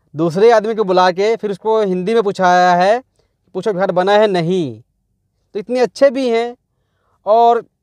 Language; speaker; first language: Hindi; native; Hindi